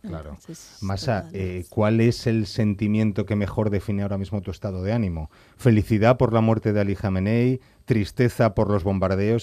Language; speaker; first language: Spanish; native; Spanish